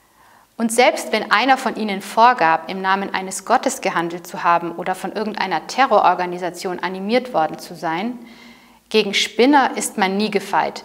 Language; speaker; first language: German; native; German